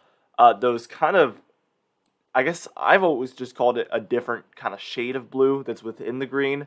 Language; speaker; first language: English; native; English